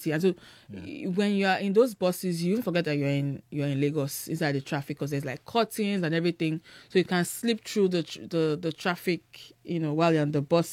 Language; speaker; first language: English; non-native, local second language; Yoruba